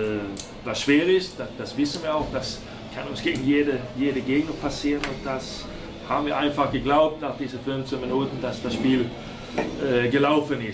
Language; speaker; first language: German; non-native, fluent; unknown